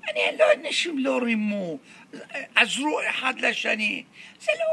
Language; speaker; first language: Hebrew; non-native, fluent; Arabic